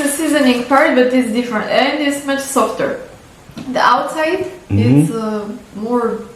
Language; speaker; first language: English; non-native, fluent; Albanian